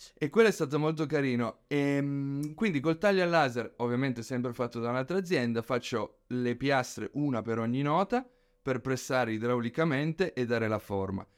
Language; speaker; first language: Italian; early bilingual, other home language; Spanish